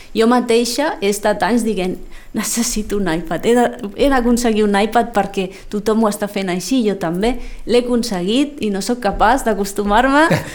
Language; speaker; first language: Catalan; native; Catalan